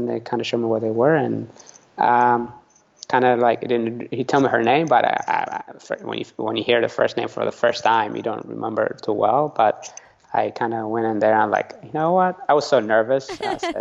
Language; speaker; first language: English; early bilingual, other home language; Tigrinya